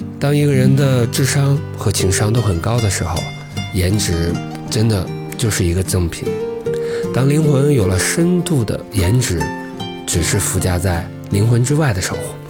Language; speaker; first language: Chinese; native; Chinese